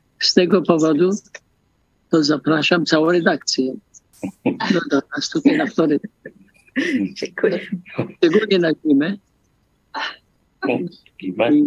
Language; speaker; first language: Polish; early bilingual, heritage; Polish